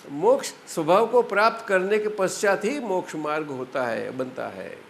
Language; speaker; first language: Hindi; non-native, local second language; Gujarati